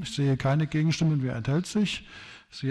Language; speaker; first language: German; native; German